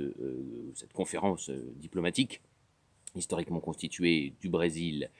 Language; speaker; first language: French; native; French